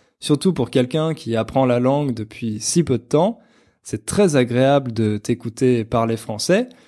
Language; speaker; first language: French; native; French